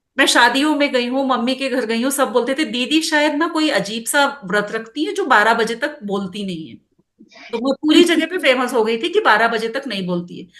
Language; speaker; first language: Hindi; non-native, local second language; Kannada